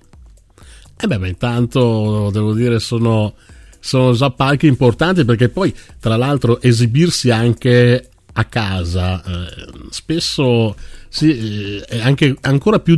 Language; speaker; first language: Italian; native; Italian